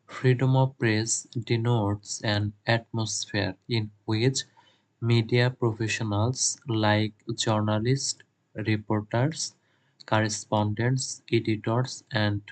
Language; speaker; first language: English; non-native, local second language; Bangla